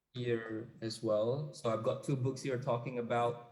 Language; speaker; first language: English; non-native, fluent; Indonesian